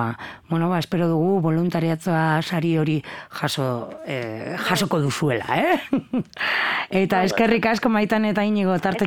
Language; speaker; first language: Basque; native; Basque